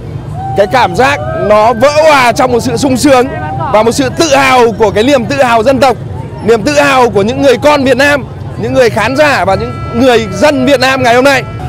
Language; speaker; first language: Vietnamese; native; Vietnamese